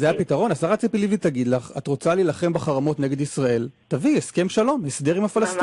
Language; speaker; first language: Hebrew; native; Hebrew